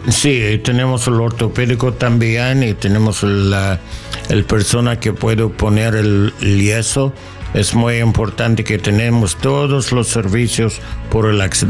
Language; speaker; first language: Spanish; non-native, learner; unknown